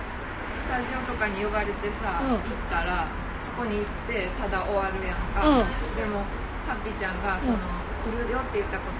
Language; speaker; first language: Japanese; native; Japanese